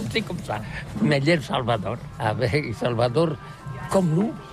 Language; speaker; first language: French; non-native, learner; Catalan